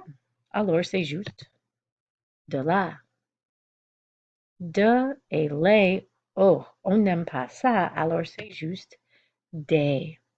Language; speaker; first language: French; non-native, fluent; English